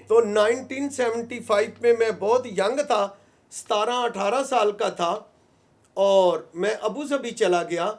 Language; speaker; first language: Urdu; non-native, local second language; Punjabi